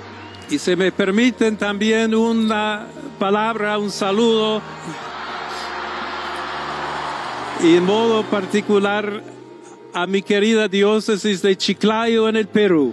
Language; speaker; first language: Italian; non-native, fluent; English